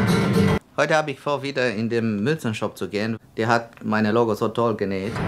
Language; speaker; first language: German; non-native, fluent; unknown